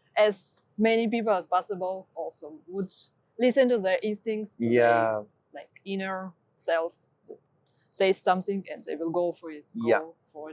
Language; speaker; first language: English; non-native, fluent; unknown